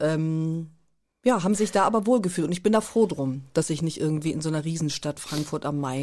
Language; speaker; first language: German; early bilingual, other home language; Turkish